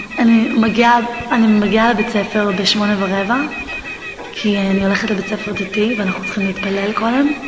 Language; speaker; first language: Hebrew; early bilingual, heritage; Hebrew